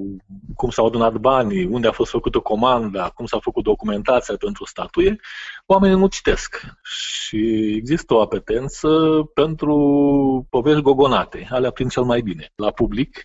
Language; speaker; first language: Romanian; native; Romanian